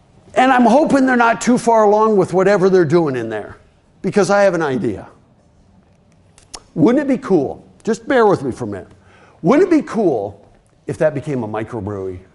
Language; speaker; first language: English; native; English